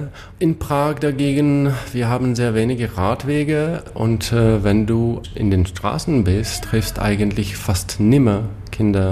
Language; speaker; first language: German; non-native, fluent; Czech